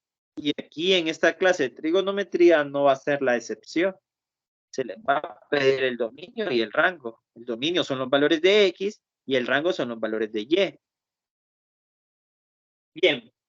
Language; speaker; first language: Spanish; native; Spanish